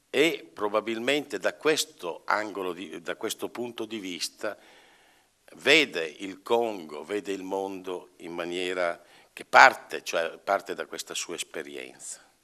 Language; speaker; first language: Italian; native; Italian